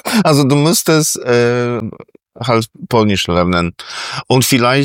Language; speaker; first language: German; non-native, fluent; Polish